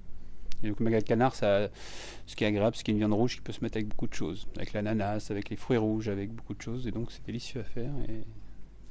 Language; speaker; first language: French; native; French